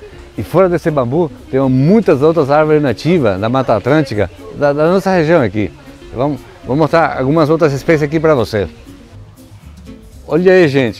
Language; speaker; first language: Portuguese; native; Portuguese